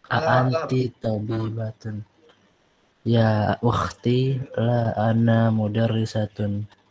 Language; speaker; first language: Arabic; non-native, learner; Indonesian